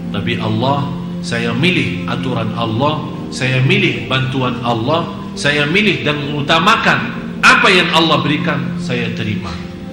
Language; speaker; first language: Indonesian; non-native, fluent; Arabic